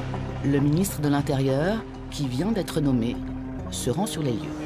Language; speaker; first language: French; native; French